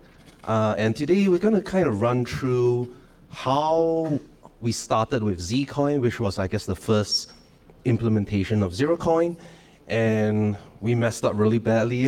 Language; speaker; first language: English; non-native, local second language; Cantonese